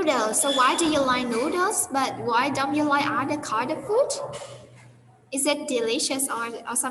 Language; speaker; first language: English; non-native, fluent; Vietnamese